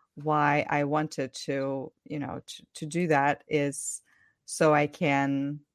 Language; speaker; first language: English; non-native, fluent; Ukrainian